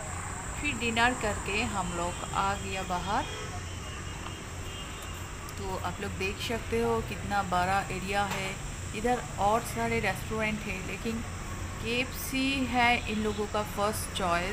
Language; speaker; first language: Hindi; non-native, local second language; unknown